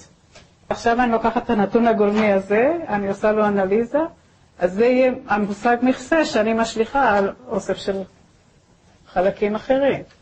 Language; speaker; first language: Hebrew; native; Hebrew